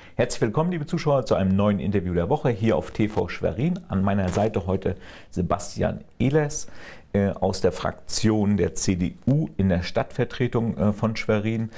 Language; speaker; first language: German; native; German